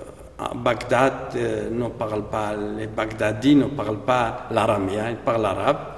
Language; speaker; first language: French; non-native, fluent; Aramaic